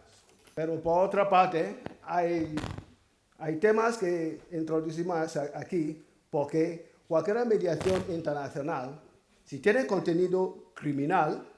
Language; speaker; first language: Spanish; non-native, fluent; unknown